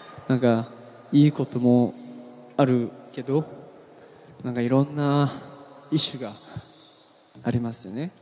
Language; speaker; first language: Japanese; non-native, learner; Korean